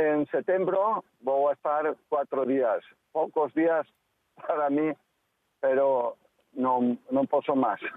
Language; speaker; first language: Portuguese; non-native, learner; Spanish